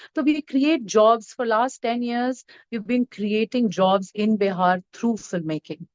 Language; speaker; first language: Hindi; non-native, local second language; Bhojpuri